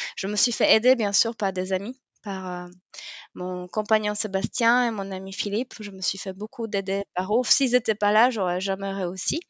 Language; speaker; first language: French; non-native, fluent; Polish